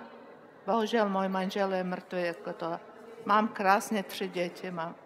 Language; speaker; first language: Czech; non-native, learner; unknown